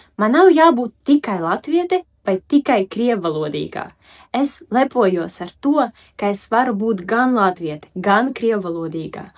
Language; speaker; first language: Latvian; non-native, local second language; Russian